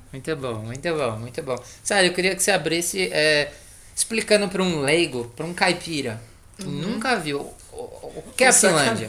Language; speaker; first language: Portuguese; native; Portuguese